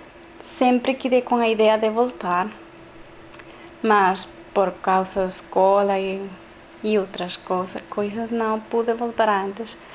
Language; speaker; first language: Portuguese; non-native, learner; Spanish